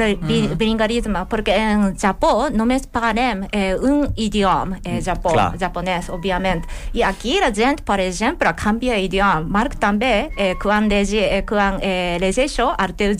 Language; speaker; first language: Catalan; non-native, learner; Japanese